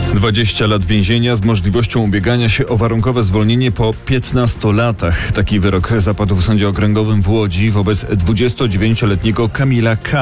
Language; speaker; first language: Polish; native; Polish